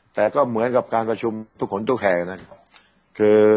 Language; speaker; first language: Thai; native; Thai